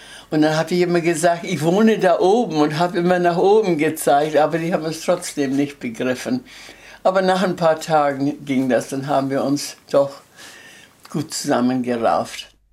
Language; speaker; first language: German; early bilingual, heritage; German